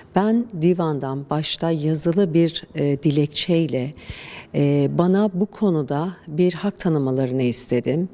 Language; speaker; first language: Turkish; non-native, fluent; Persian